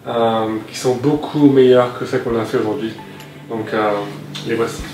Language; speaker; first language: French; native; French